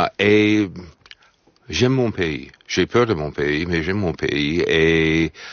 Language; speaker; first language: French; non-native, fluent; English